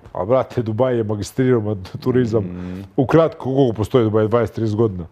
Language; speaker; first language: Croatian; native; Croatian